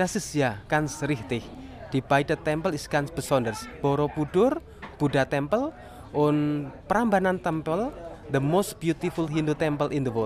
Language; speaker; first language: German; non-native, learner; Javanese